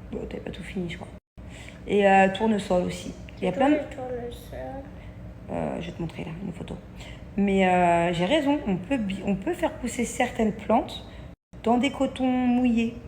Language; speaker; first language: French; native; French